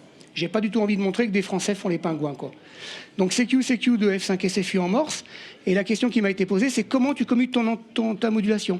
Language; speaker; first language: French; native; French